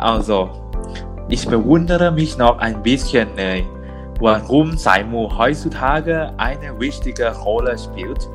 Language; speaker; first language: German; non-native, learner; Thai